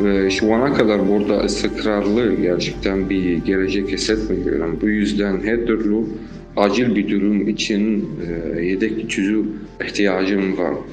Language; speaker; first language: Turkish; non-native, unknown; Arabic